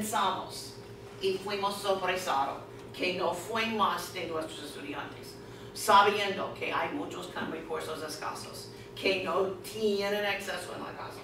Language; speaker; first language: Spanish; non-native, fluent; English